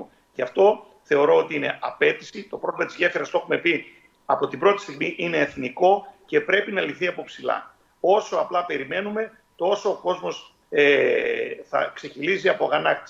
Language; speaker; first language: Greek; native; Greek